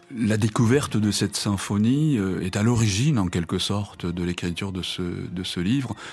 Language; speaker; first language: French; non-native, fluent; Japanese